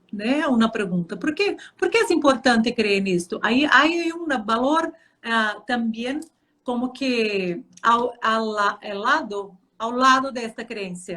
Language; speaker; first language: Spanish; non-native, fluent; Portuguese